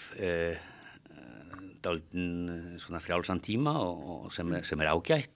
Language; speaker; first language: Icelandic; non-native, fluent; Polish